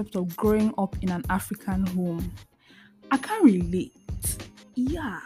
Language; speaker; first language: English; non-native, local second language; Igbo